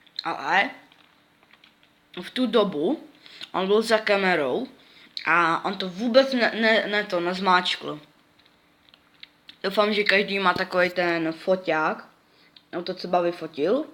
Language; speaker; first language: Czech; native; Czech